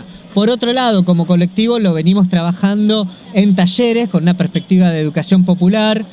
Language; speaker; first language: Spanish; native; Spanish